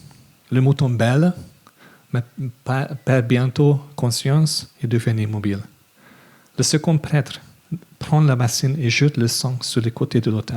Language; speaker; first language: French; non-native, fluent; English